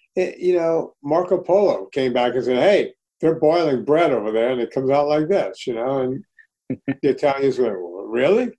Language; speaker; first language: English; early bilingual, other home language; Italian